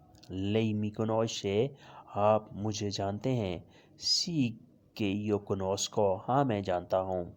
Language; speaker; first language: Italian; non-native, learner; Urdu